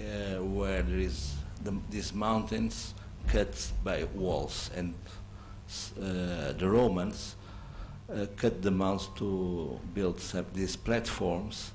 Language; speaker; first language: English; non-native, learner; Portuguese